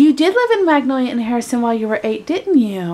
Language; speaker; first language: English; native; English